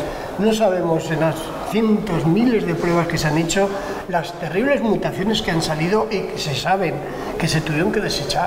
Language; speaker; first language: Spanish; native; Spanish